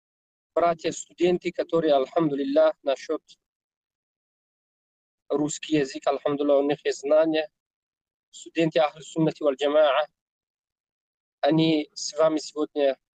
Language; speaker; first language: Russian; non-native, learner; Tajik